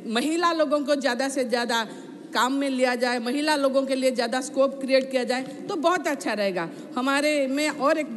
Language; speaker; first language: Hindi; non-native, local second language; Odia